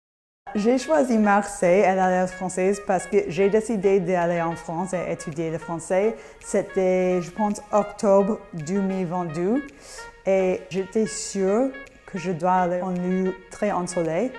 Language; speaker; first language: French; non-native, fluent; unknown